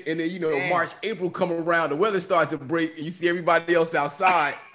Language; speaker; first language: English; native; English